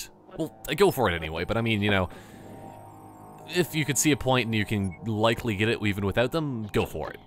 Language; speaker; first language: English; native; English